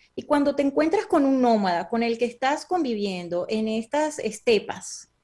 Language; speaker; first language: Spanish; native; Spanish